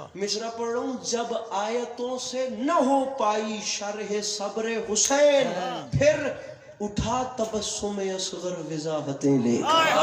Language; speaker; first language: Urdu; non-native, local second language; Punjabi